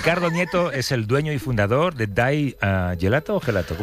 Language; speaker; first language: Spanish; native; Spanish